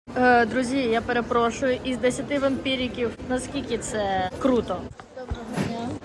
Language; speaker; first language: Ukrainian; non-native, local second language; Russian